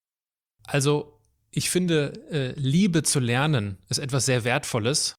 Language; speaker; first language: German; native; German